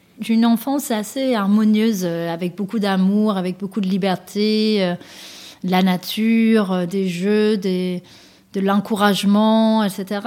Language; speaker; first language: French; non-native, fluent; Danish